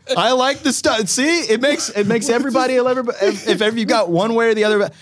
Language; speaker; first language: English; native; English